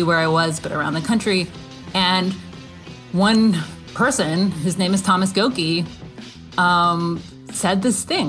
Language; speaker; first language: English; native; English